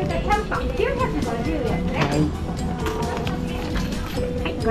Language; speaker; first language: Japanese; native; Japanese